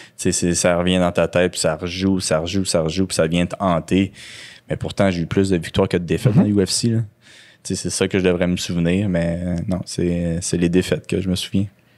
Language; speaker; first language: French; native; French